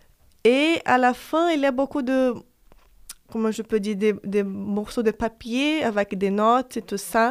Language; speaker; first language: French; non-native, fluent; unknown